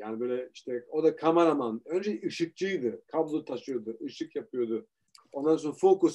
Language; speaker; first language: Turkish; early bilingual, heritage; Turkish